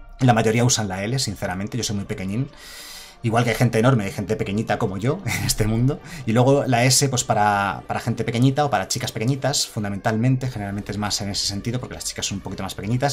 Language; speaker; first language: Spanish; native; Spanish